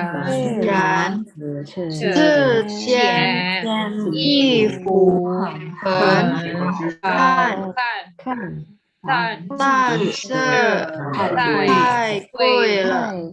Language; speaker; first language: Chinese; non-native, learner; Indonesian